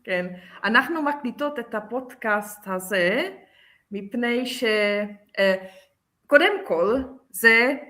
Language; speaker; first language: Hebrew; non-native, fluent; Czech